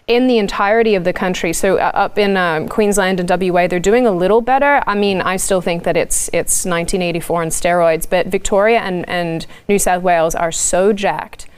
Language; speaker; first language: English; native; English